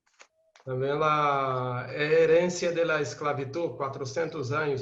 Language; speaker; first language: Spanish; non-native, fluent; Portuguese